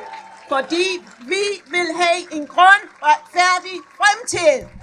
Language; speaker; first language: Danish; non-native, learner; English